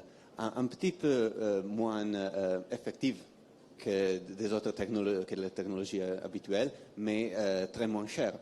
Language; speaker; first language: French; non-native, fluent; Italian